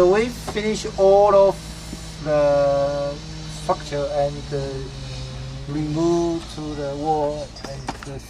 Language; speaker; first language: English; non-native, learner; Chinese